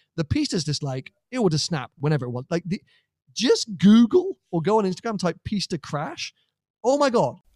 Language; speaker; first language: English; native; English